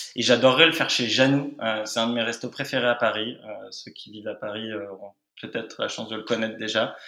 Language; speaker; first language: French; native; French